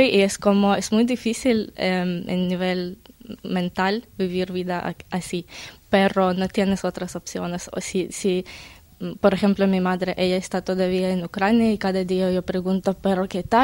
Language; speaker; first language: Spanish; non-native, learner; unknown